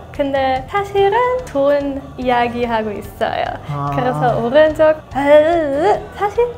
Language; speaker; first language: Korean; non-native, learner; German